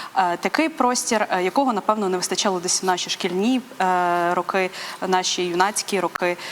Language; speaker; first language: Ukrainian; native; Ukrainian